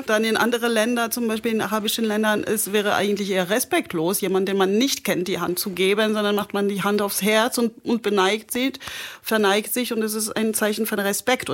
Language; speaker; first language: German; non-native, fluent; French